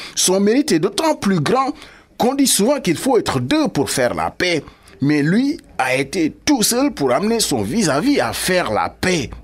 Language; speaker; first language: French; non-native, local second language; Wolof